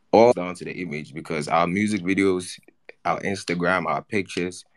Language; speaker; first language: English; non-native, local second language; Akan